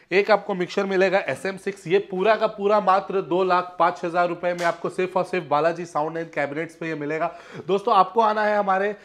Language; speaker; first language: Hindi; native; Hindi